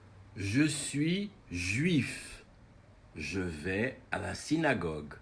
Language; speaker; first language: French; non-native, fluent; Portuguese